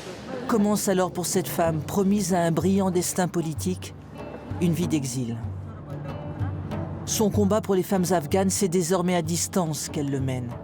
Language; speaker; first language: French; native; French